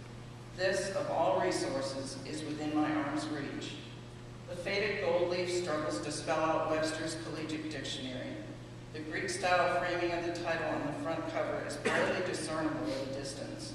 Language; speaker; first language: English; native; English